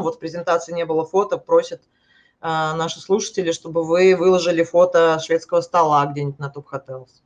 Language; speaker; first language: Russian; native; Russian